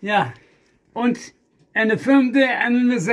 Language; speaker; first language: German; non-native, learner; Dutch